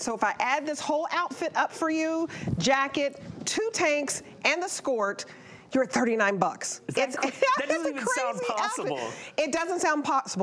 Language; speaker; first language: English; native; English